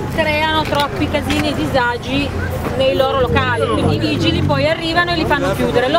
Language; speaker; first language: Italian; native; Italian